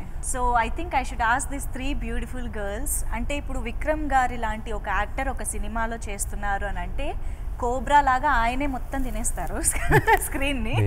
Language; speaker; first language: Telugu; native; Telugu